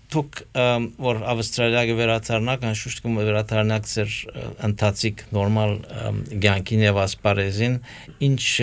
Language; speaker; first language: Armenian; early bilingual, heritage; Armenian